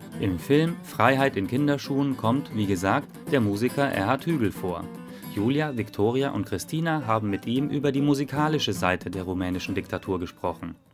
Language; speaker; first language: German; native; German